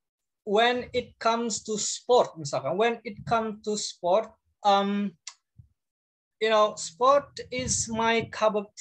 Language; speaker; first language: English; non-native, fluent; Indonesian